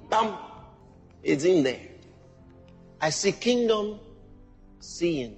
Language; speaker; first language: English; non-native, local second language; Yoruba